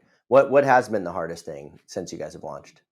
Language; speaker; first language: English; native; English